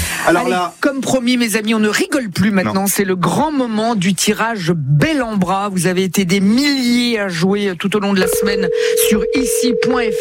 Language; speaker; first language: French; native; French